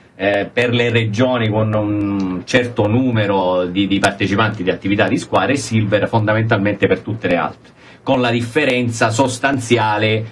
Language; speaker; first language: Italian; native; Italian